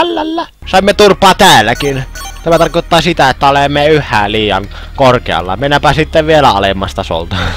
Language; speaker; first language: Finnish; native; Finnish